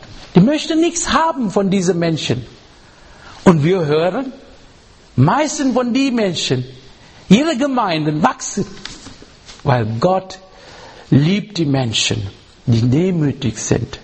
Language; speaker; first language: German; non-native, learner; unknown